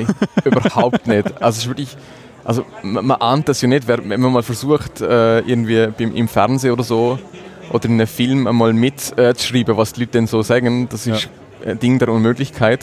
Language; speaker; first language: German; native; German